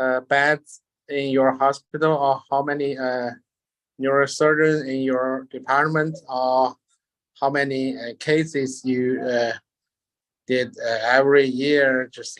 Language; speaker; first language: English; non-native, learner; Chinese